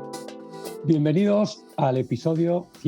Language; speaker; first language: Spanish; native; Spanish